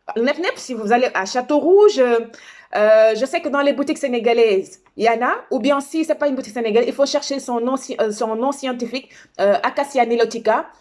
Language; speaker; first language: French; non-native, local second language; Wolof